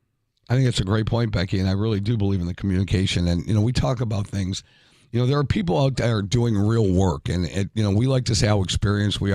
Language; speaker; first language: English; native; English